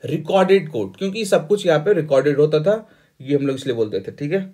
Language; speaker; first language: Hindi; native; Hindi